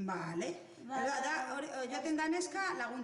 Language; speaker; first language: Basque; non-native, local second language; Spanish